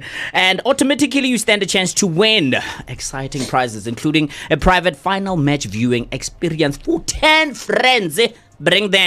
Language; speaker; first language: English; non-native, local second language; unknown